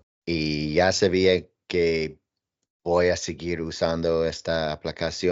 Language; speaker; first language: Spanish; non-native, learner; English